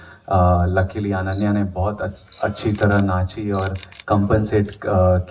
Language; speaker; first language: Hindi; non-native, local second language; Telugu